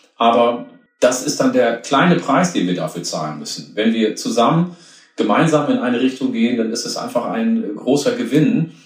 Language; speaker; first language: German; early bilingual, other home language; Oromo